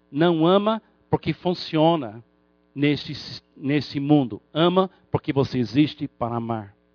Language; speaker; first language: Portuguese; non-native, fluent; English